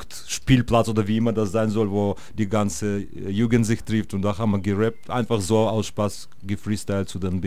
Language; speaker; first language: German; non-native, fluent; Russian